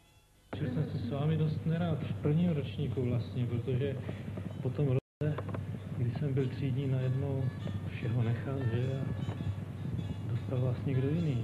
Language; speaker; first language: Czech; native; Czech